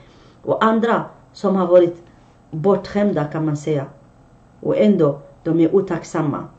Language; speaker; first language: Swedish; non-native, fluent; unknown